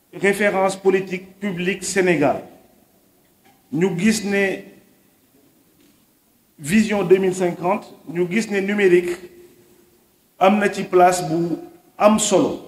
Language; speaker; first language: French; non-native, local second language; Wolof